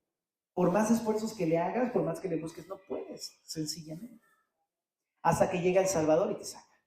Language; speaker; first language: Spanish; native; Spanish